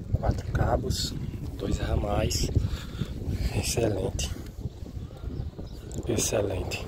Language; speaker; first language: Portuguese; native; Portuguese